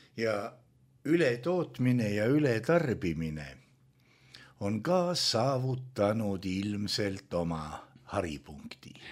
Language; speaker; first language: Estonian; native; Estonian